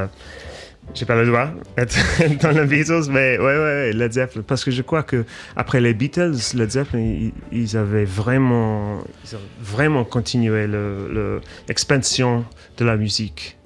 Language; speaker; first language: French; non-native, fluent; English